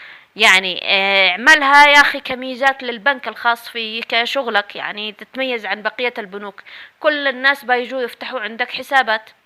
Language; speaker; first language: Arabic; native; Arabic